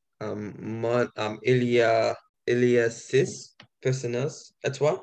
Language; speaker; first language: French; non-native, learner; English